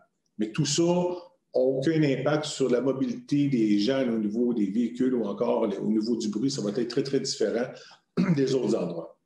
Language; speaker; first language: French; native; French